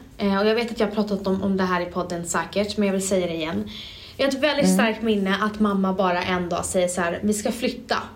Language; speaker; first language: Swedish; early bilingual, other home language; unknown